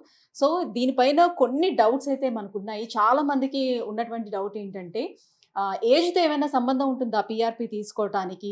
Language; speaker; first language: Telugu; native; Telugu